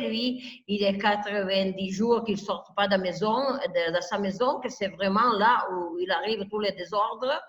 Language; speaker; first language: French; non-native, fluent; Italian